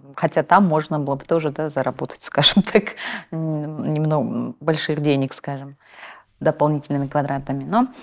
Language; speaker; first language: Russian; non-native, local second language; Kazakh